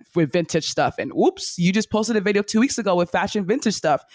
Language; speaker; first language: English; native; English